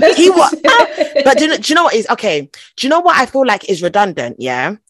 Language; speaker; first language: English; non-native, local second language; Akan